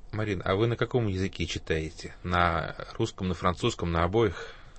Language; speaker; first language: Russian; native; Russian